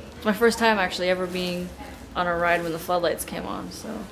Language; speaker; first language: English; native; English